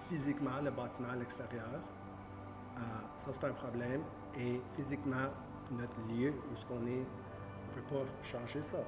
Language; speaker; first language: French; native; French